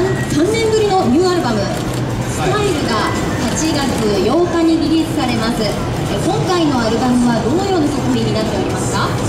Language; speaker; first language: Japanese; native; Japanese